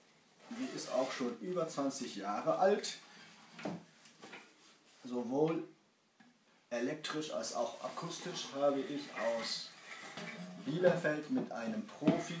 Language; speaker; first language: German; early bilingual, other home language; Kurdish